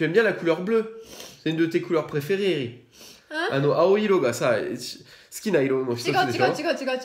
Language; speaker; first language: French; native; French